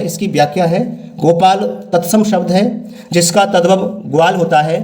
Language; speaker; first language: Hindi; native; Hindi